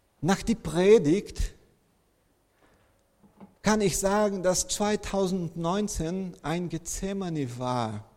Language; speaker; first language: German; non-native, fluent; Portuguese